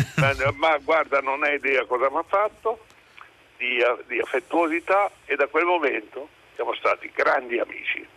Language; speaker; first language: Italian; native; Italian